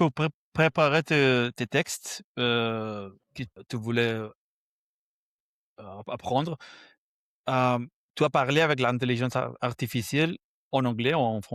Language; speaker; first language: French; non-native, fluent; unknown